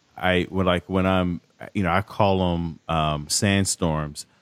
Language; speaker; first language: English; native; English